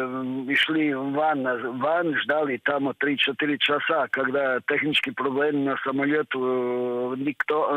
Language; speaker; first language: Russian; non-native, learner; Croatian